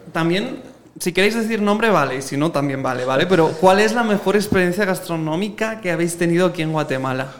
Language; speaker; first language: Spanish; native; Spanish